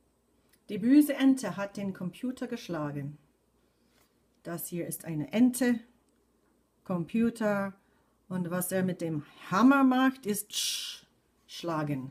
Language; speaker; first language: German; non-native, fluent; English